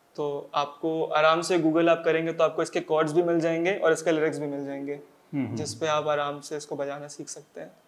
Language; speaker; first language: Hindi; native; Hindi